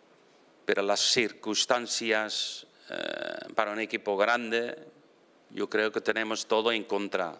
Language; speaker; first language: Spanish; non-native, fluent; Dutch